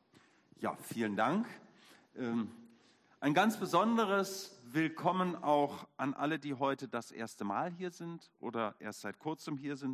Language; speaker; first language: German; native; German